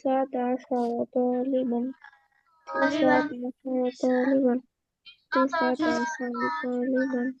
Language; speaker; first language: Arabic; non-native, learner; Bangla